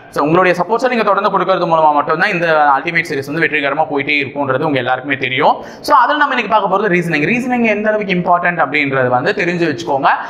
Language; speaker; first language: Tamil; native; Tamil